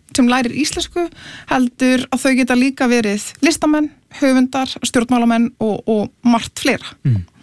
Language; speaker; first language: Icelandic; early bilingual, other home language; Serbian